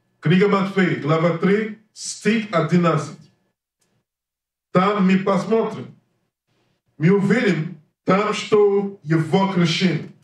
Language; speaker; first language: Russian; non-native, learner; English